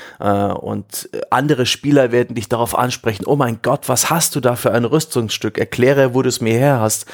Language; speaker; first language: German; native; German